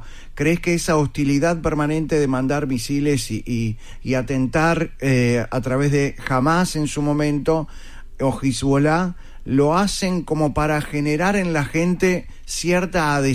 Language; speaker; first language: Spanish; native; Spanish